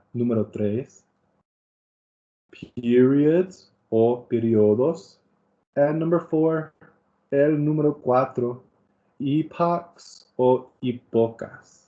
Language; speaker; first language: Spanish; non-native, learner; English